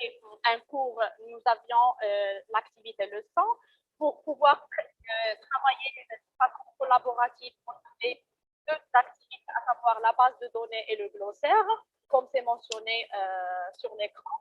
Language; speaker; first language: French; non-native, local second language; Arabic